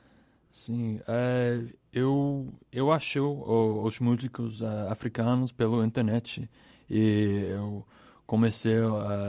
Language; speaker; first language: Portuguese; non-native, learner; English